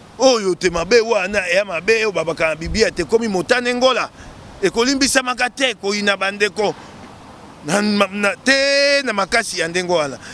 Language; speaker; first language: Lingala; non-native, local second language; Luba-Lulua